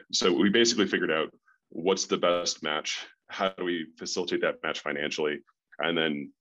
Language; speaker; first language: English; native; English